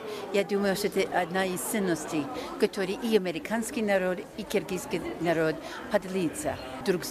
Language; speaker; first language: Russian; non-native, fluent; English